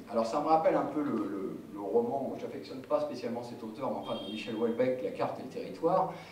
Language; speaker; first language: French; native; French